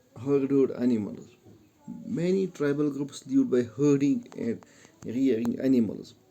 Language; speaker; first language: English; non-native, local second language; Gujari